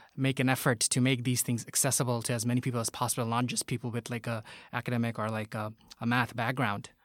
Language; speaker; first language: English; non-native, local second language; Bangla